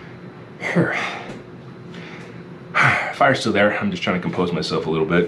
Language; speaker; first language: English; native; English